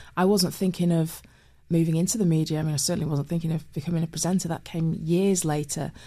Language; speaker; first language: English; native; English